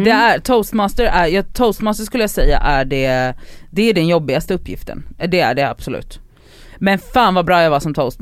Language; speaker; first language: Swedish; native; Swedish